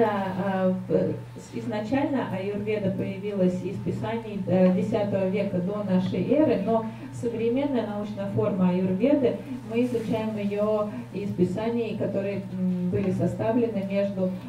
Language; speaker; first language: Russian; native; Russian